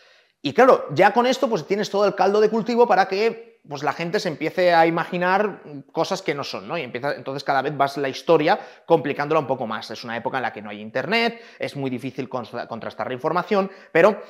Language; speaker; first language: Spanish; native; Spanish